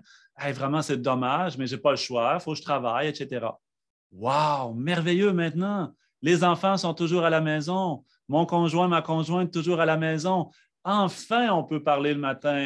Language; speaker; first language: French; native; French